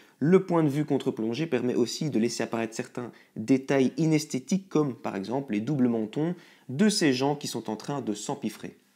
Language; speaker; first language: French; native; French